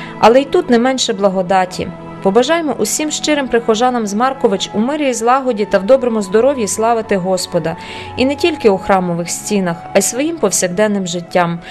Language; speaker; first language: Ukrainian; native; Ukrainian